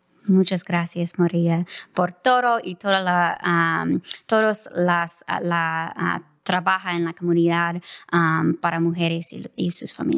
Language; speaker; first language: Spanish; non-native, fluent; English